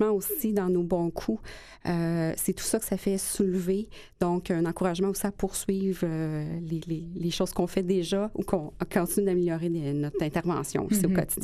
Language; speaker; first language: French; native; French